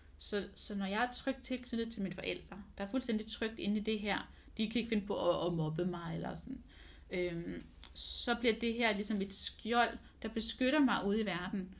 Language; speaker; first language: Danish; non-native, fluent; English